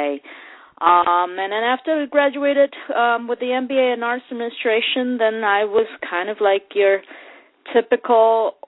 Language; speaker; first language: English; non-native, local second language; Cantonese